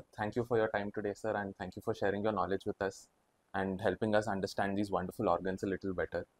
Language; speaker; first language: English; non-native, local second language; Kannada